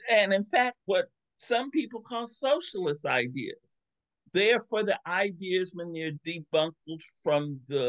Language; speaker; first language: English; native; English